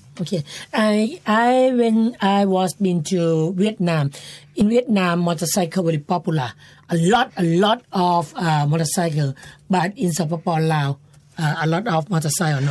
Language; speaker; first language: English; non-native, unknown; Thai